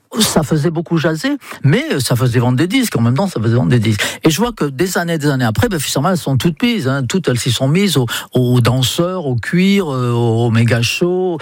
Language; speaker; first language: French; non-native, fluent; English